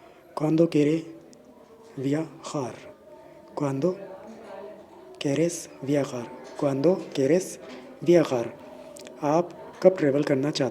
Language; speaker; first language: Spanish; non-native, learner; Urdu